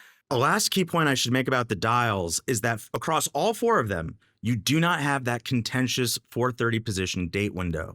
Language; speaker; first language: English; native; English